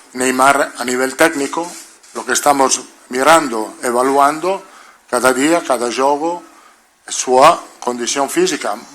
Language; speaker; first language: Portuguese; non-native, learner; Italian